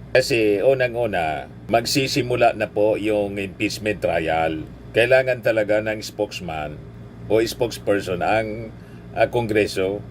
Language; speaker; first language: Filipino; non-native, local second language; Bikol